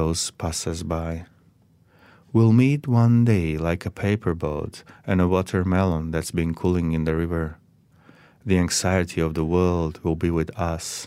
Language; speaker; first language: English; non-native, fluent; Macedonian